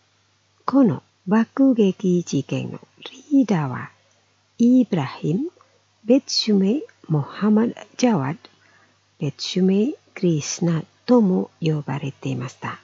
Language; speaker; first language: Japanese; non-native, fluent; Indonesian